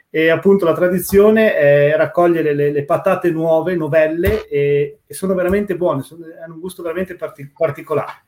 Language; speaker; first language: Italian; native; Italian